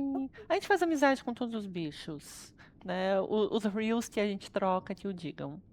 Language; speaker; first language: Portuguese; early bilingual, other home language; Russian